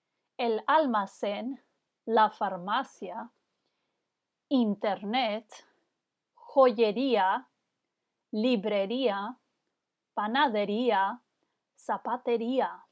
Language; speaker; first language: Spanish; non-native, fluent; English